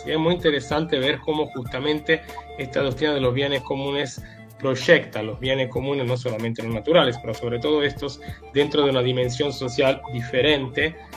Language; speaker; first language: Spanish; native; Spanish